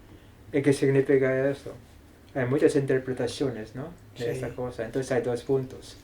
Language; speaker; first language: Spanish; non-native, fluent; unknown